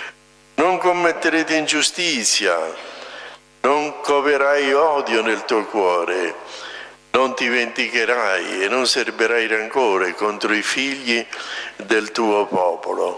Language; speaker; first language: Italian; native; Italian